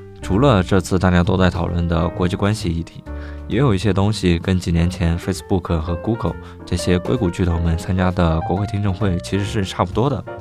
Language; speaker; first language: Chinese; native; Chinese